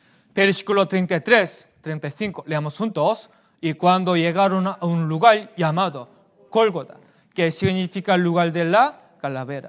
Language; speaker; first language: Spanish; non-native, fluent; Korean